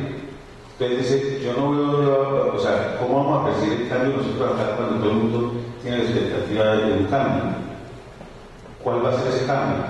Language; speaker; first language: Spanish; native; Spanish